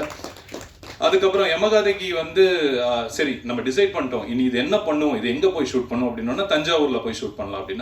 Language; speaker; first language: Tamil; native; Tamil